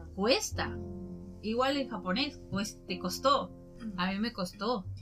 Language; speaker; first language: Spanish; early bilingual, heritage; Japanese